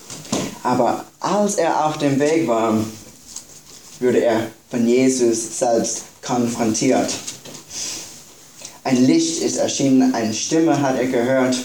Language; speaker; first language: German; non-native, fluent; English